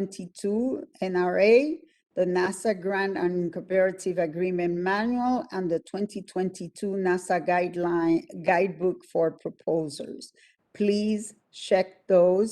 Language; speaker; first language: English; non-native, fluent; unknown